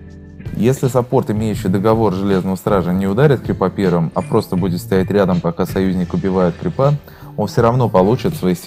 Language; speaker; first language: Russian; native; Russian